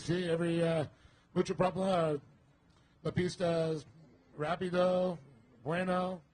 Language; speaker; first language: Spanish; non-native, learner; English